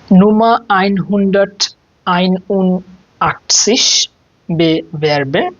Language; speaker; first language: German; non-native, fluent; Bangla